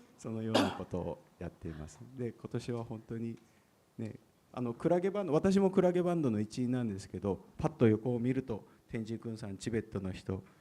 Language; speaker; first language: Japanese; native; Japanese